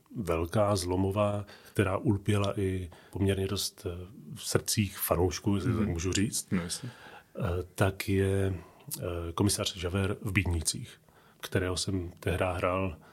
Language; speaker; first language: Czech; native; Czech